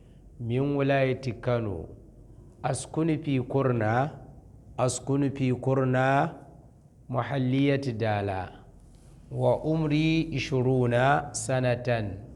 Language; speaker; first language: Arabic; non-native, fluent; Hausa